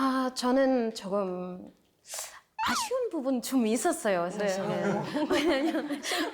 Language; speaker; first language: Korean; non-native, fluent; French